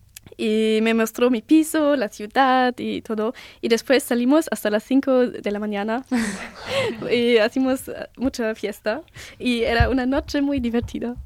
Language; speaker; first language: Spanish; non-native, learner; German